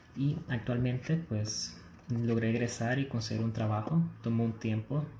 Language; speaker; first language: Spanish; native; Spanish